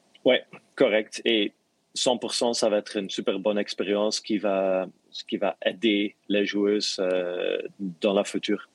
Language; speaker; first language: French; non-native, local second language; Dutch